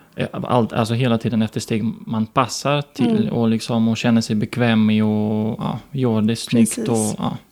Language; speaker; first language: Swedish; non-native, fluent; Ukrainian